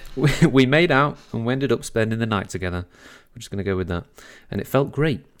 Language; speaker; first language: English; native; English